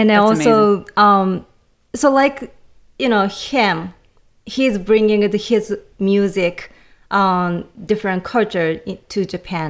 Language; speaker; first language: English; non-native, learner; Japanese